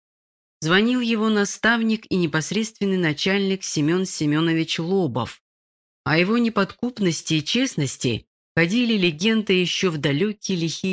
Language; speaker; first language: Russian; native; Russian